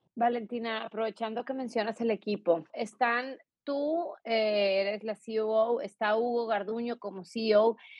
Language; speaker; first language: Spanish; native; Spanish